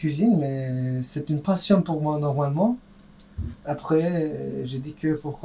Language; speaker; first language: French; early bilingual, other home language; Turkish